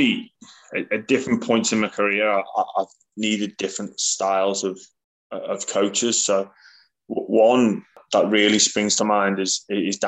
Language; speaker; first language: English; native; English